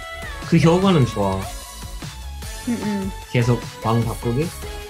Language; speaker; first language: Korean; non-native, learner; English